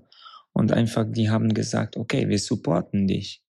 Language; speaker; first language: German; non-native, fluent; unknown